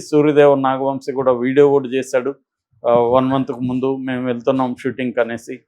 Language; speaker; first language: Telugu; native; Telugu